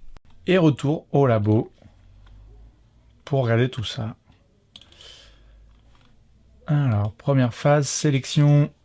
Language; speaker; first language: French; native; French